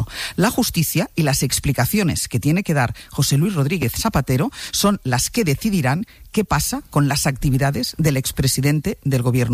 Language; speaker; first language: Spanish; native; Spanish